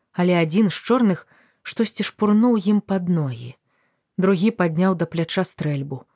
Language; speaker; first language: Belarusian; native; Belarusian